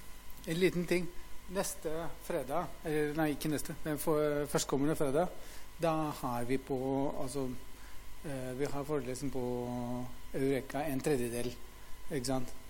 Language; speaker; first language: Norwegian; non-native, fluent; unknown